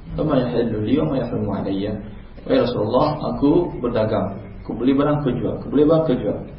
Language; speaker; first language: Indonesian; non-native, local second language; Minangkabau